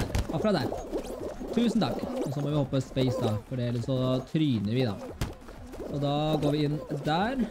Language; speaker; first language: Norwegian; native; Norwegian